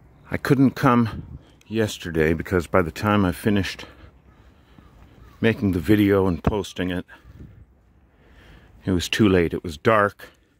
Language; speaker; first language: English; native; English